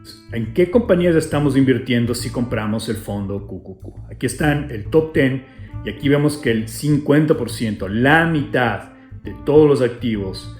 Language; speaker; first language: Spanish; native; Spanish